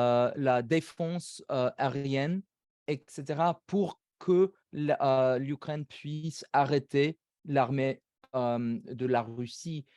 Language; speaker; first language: French; non-native, fluent; English